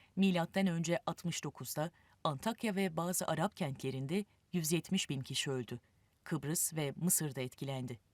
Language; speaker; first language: Turkish; native; Turkish